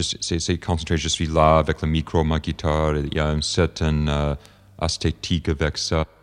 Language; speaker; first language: French; non-native, fluent; English